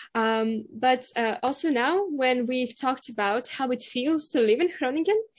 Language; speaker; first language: English; non-native, fluent; Russian